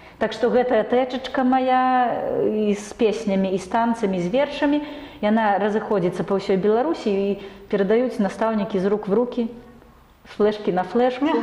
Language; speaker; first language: Belarusian; non-native, local second language; Russian